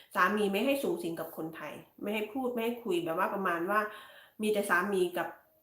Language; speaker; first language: Thai; native; Thai